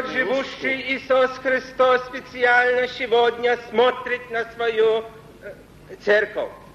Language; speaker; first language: Russian; non-native, fluent; Polish